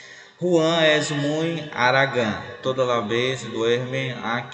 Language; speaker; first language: Spanish; non-native, learner; Portuguese